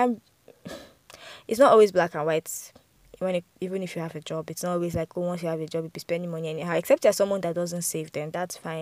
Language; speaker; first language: English; non-native, local second language; Yoruba